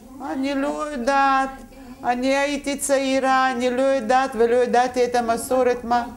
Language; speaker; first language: Hebrew; non-native, fluent; Russian